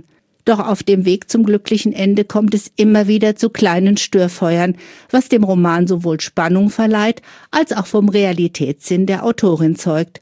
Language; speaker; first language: German; native; German